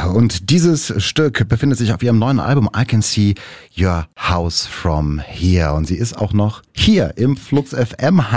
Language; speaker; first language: German; native; German